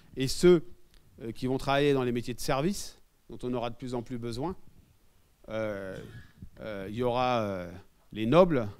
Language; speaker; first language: French; native; French